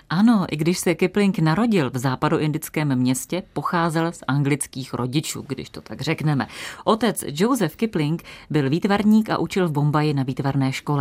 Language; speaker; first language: Czech; native; Czech